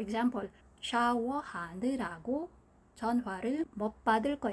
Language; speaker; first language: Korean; non-native, fluent; Filipino